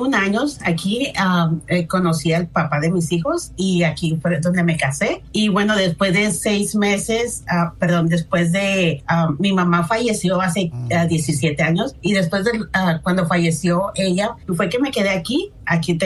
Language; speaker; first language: Spanish; native; Spanish